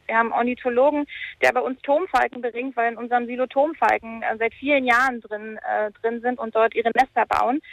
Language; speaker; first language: German; native; German